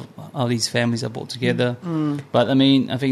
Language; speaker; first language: English; non-native, fluent; Samoan